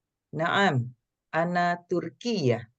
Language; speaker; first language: Arabic; non-native, learner; Indonesian